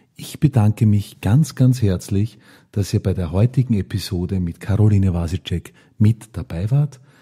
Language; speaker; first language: German; native; German